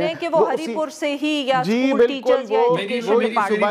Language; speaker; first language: Urdu; native; Urdu